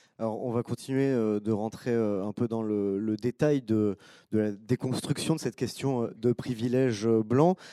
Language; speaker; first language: French; native; French